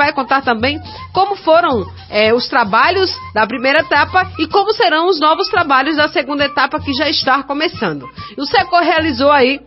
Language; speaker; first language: Portuguese; native; Portuguese